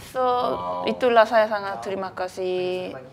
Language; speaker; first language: Malay; non-native, learner; Korean